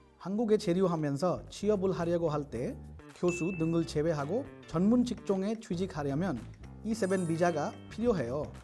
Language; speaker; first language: Korean; non-native, fluent; Hindi